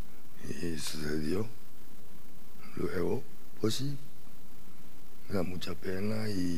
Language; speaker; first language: Spanish; non-native, learner; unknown